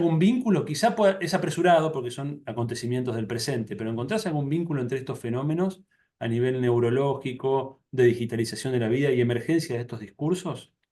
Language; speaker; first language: Spanish; native; Spanish